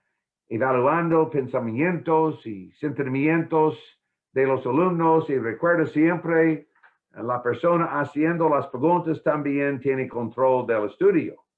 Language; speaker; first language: Spanish; non-native, fluent; English